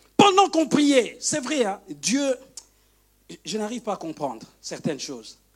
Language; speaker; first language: French; non-native, local second language; Lingala